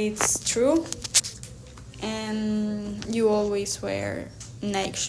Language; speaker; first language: English; non-native, learner; Spanish